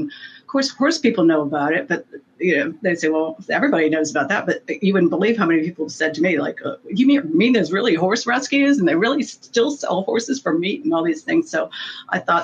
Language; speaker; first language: English; native; English